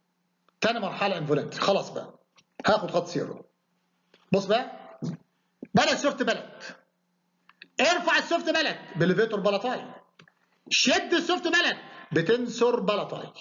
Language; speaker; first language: Arabic; native; Arabic